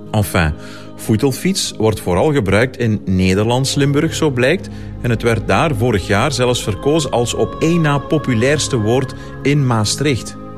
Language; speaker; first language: Dutch; native; Dutch